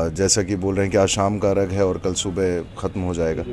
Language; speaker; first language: Hindi; native; Hindi